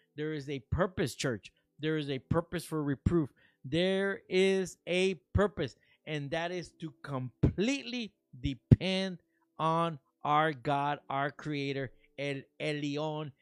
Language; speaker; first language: English; early bilingual, other home language; Spanish